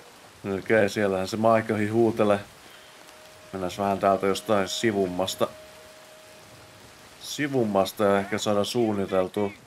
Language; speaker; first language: Finnish; native; Finnish